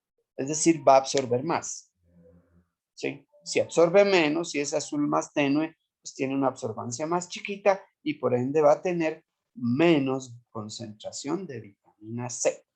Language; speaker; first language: Spanish; native; Spanish